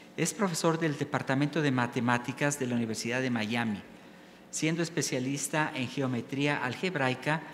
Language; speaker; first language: Spanish; native; Spanish